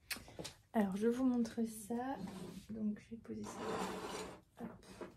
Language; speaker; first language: French; native; French